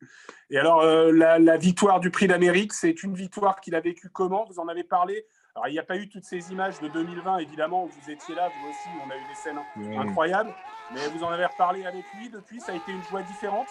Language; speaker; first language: French; native; French